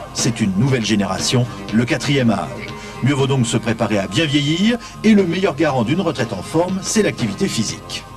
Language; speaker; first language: French; native; French